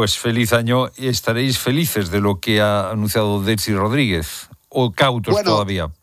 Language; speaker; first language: Spanish; native; Spanish